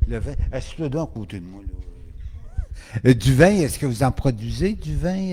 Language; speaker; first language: French; native; French